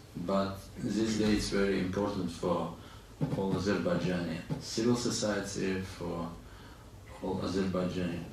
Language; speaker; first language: English; non-native, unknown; Azerbaijani